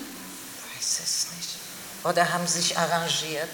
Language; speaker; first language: German; non-native, fluent; Polish